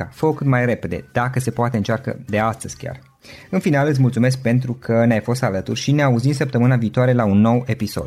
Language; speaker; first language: Romanian; native; Romanian